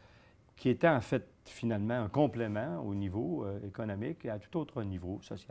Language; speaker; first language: French; native; French